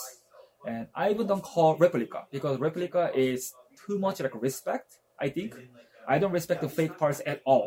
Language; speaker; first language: English; non-native, fluent; Japanese